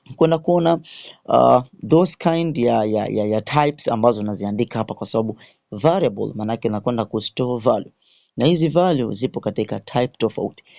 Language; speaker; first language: Swahili; native; Swahili